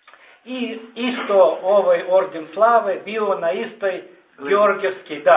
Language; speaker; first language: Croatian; non-native, learner; Russian